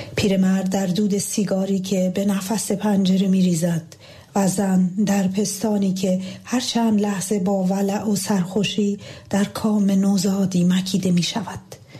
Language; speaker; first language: Persian; native; Persian